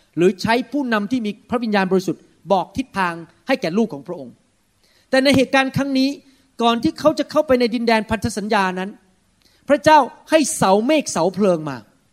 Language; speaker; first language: Thai; early bilingual, heritage; Thai